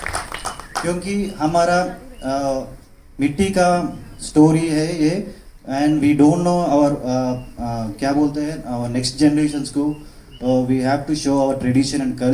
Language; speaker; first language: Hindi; non-native, local second language; Telugu